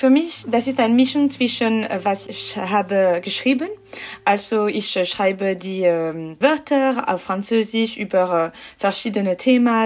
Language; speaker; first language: German; non-native, local second language; French